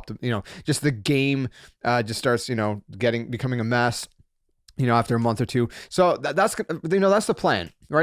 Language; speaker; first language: English; native; English